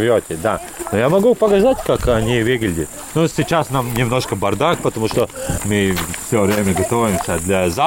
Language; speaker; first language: Russian; non-native, local second language; Latvian